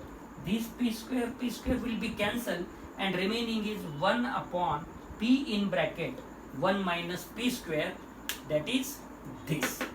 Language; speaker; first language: English; non-native, local second language; Marathi